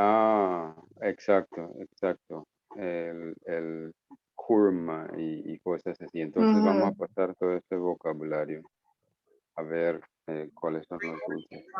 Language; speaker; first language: Spanish; non-native, fluent; English